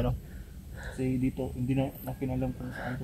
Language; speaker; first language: Filipino; non-native, local second language; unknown